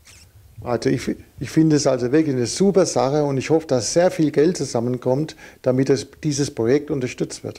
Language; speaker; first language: German; native; German